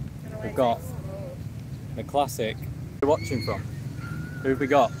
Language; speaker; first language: English; native; English